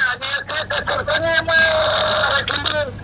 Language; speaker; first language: Hebrew; non-native, learner; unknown